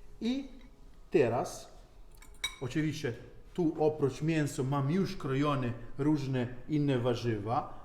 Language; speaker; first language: Polish; non-native, learner; Italian